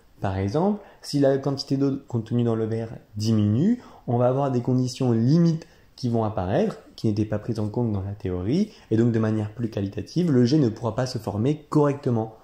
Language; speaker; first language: French; native; French